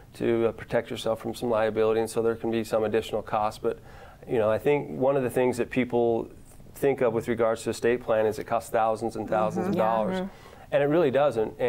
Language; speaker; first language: English; native; English